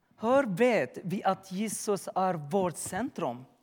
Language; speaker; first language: Swedish; non-native, learner; Arabic